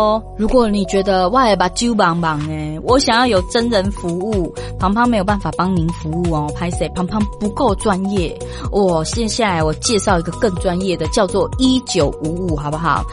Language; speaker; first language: Chinese; native; Chinese